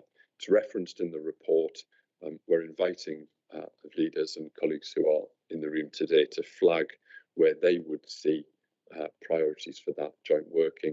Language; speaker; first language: English; native; English